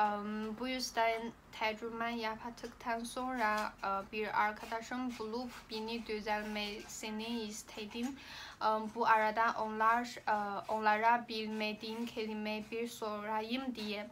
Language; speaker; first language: Turkish; non-native, learner; Chinese